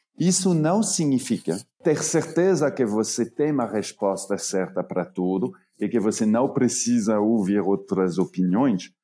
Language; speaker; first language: Portuguese; non-native, fluent; French